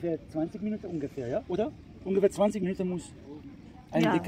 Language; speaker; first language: German; non-native, learner; Persian